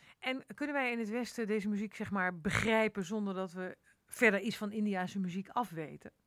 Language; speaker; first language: Dutch; native; Dutch